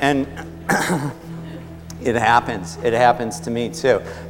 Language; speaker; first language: English; native; English